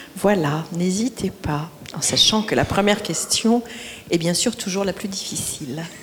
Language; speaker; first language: French; native; French